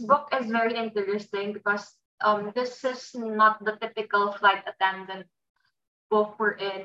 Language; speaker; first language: English; non-native, local second language; Filipino